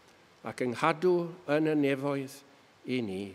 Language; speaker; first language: Welsh; native; Welsh